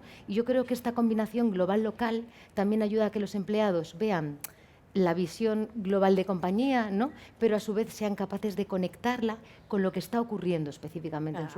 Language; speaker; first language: Spanish; native; Spanish